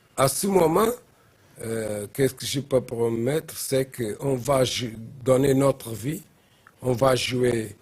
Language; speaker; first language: French; non-native, learner; Portuguese